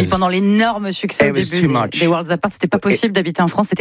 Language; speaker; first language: French; native; French